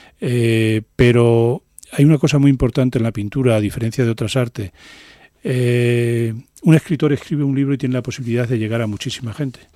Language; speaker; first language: Spanish; native; Spanish